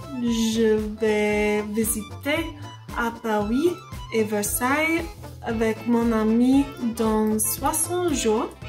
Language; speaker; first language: French; non-native, learner; English